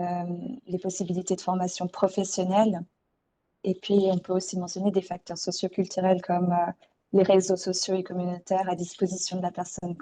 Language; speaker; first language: French; native; French